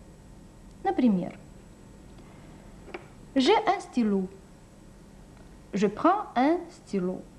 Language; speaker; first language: French; non-native, fluent; Russian